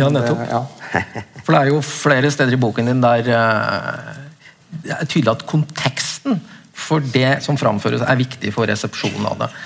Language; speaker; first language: Norwegian; native; Norwegian